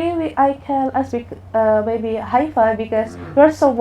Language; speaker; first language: English; non-native, learner; Indonesian